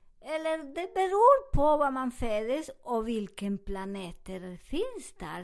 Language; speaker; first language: Swedish; non-native, learner; Spanish